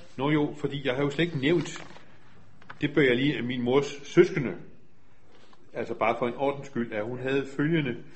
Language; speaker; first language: Danish; native; Danish